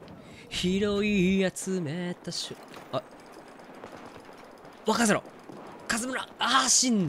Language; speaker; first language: Japanese; native; Japanese